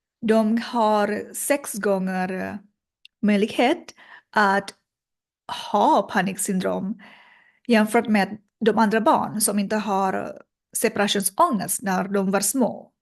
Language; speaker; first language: Swedish; non-native, learner; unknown